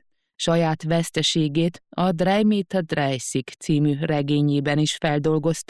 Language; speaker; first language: Hungarian; native; Hungarian